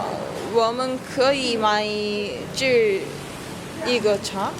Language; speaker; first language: Chinese; non-native, learner; Korean